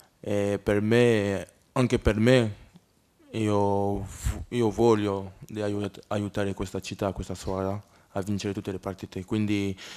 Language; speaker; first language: Italian; non-native, learner; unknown